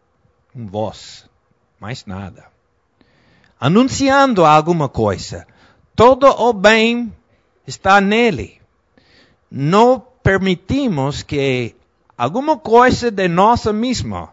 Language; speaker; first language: Portuguese; non-native, fluent; Spanish